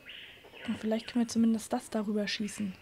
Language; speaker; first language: German; native; German